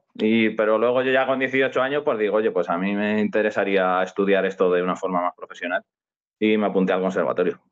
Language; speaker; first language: Spanish; native; Spanish